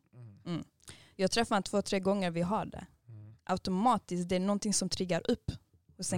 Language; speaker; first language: Swedish; early bilingual, other home language; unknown